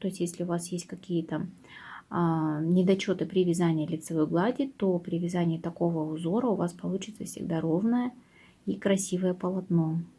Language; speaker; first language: Russian; native; Russian